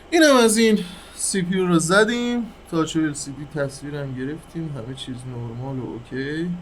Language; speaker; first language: Persian; native; Persian